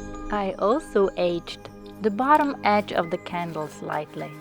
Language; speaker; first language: English; non-native, fluent; Czech